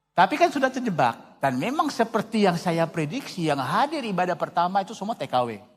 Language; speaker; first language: Indonesian; non-native, fluent; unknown